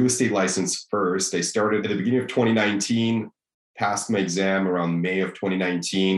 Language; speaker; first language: English; non-native, fluent; Russian